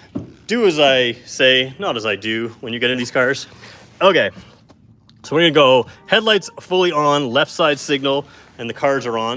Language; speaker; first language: English; native; English